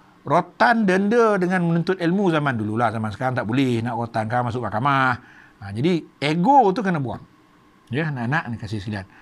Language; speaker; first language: Malay; native; Malay